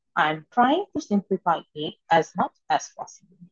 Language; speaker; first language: English; non-native, local second language; Bangla